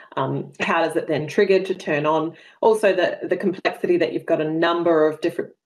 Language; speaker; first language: English; native; English